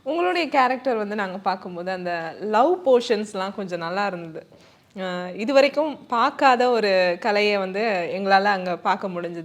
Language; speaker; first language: Tamil; native; Tamil